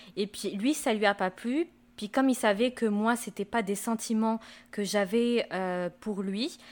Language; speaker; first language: French; native; French